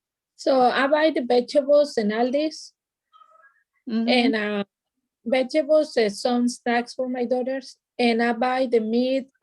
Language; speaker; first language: English; non-native, learner; Spanish